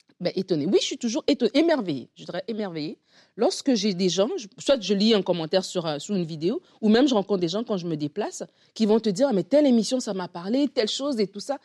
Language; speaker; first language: French; native; French